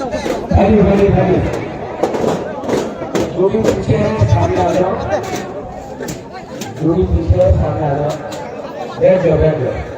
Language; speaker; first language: Hindi; non-native, local second language; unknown